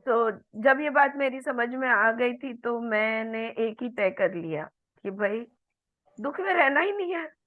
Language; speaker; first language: Hindi; non-native, local second language; Marathi